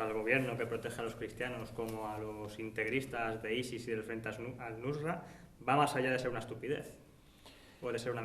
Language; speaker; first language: Spanish; native; Spanish